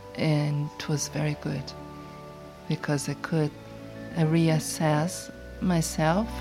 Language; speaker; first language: English; non-native, fluent; Portuguese